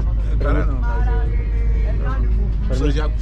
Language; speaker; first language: Portuguese; non-native, local second language; Upper Guinea Crioulo